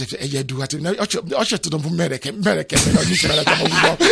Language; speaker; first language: Hungarian; non-native, learner; Yoruba